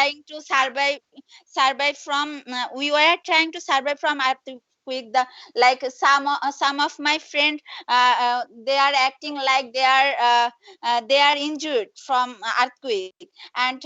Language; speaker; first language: English; non-native, learner; Bangla